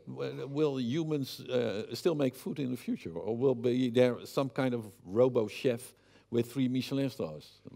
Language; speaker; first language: English; non-native, fluent; Dutch